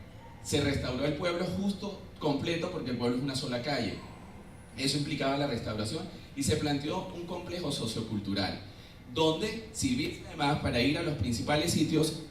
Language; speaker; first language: Spanish; native; Spanish